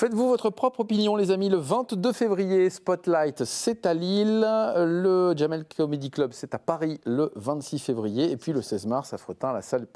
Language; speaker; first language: French; native; French